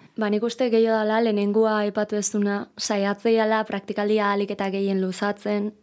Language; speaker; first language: Basque; native; Basque